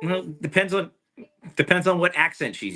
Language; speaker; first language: English; native; English